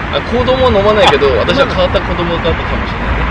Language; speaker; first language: Japanese; non-native, fluent; Korean